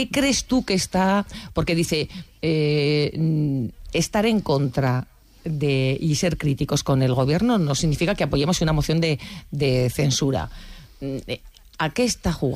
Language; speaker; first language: Spanish; native; Spanish